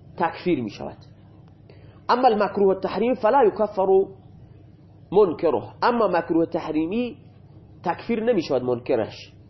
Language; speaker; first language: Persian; non-native, local second language; Baluchi